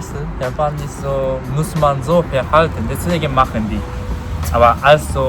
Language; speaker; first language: German; non-native, learner; Japanese